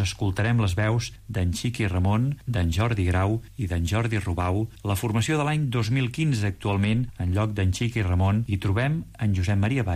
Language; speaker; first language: Catalan; native; Catalan